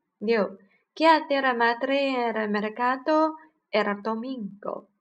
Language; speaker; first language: Spanish; non-native, learner; Chinese